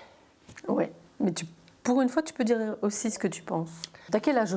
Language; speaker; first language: French; native; French